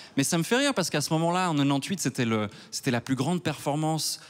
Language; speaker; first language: French; native; French